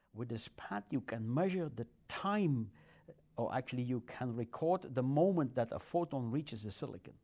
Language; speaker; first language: English; non-native, fluent; Dutch